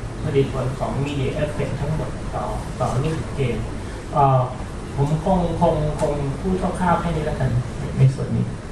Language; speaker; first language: Thai; native; Thai